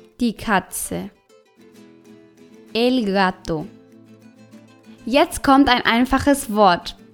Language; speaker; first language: German; non-native, fluent; Spanish